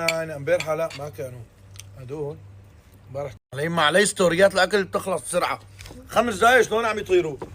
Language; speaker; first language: Arabic; native; Arabic